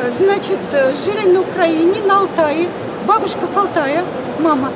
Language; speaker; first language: Russian; native; Russian